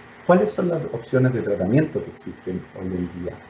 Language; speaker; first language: Spanish; native; Spanish